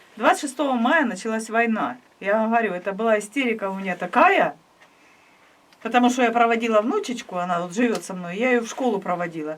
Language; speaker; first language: Russian; native; Russian